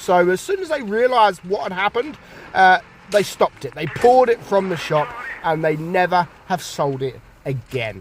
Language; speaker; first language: English; native; English